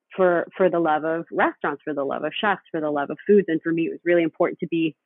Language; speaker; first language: English; early bilingual, other home language; Spanish